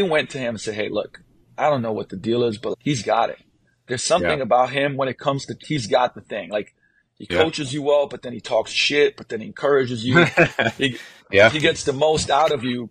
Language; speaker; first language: English; non-native, fluent; Slovenian